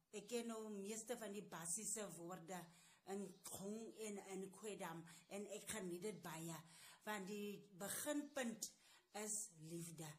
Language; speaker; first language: Afrikaans; non-native, local second language; Tswana